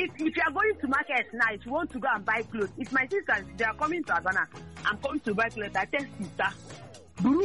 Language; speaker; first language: English; non-native, local second language; Igbo